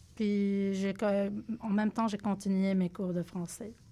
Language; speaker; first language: French; non-native, local second language; Arabic